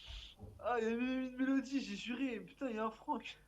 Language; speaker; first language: French; native; French